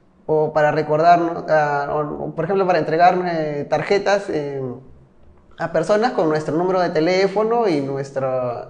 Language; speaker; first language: Spanish; native; Spanish